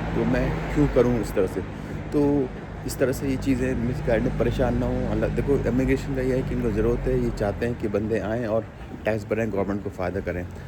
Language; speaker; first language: Urdu; non-native, local second language; Punjabi